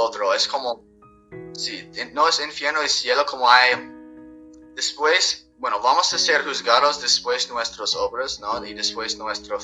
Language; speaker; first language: Spanish; non-native, fluent; English